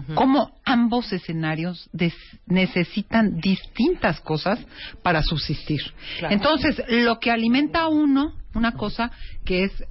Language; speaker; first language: Spanish; native; Spanish